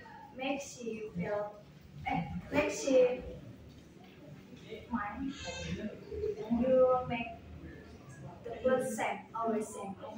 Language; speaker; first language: English; non-native, learner; Indonesian